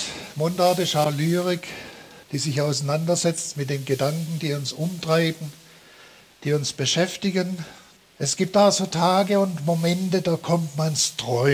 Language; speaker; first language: German; native; German